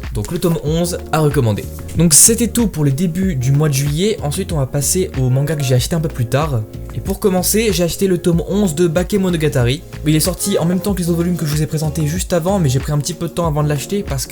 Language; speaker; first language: French; native; French